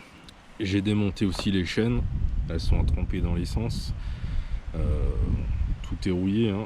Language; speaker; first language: French; native; French